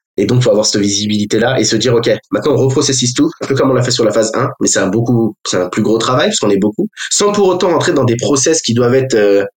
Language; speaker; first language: French; native; French